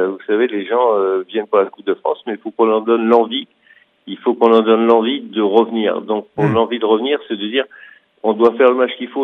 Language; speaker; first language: French; native; French